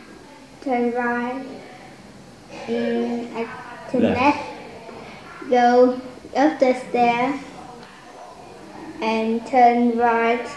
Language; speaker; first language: English; non-native, learner; Vietnamese